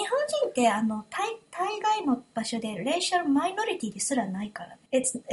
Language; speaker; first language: Japanese; early bilingual, heritage; Japanese